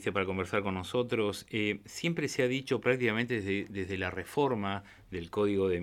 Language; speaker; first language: Spanish; native; Spanish